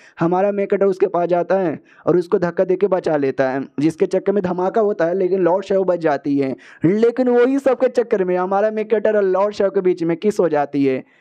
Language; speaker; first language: Hindi; native; Hindi